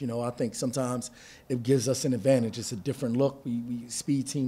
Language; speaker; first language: English; native; English